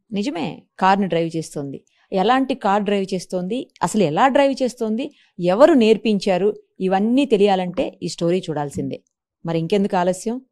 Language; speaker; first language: Telugu; native; Telugu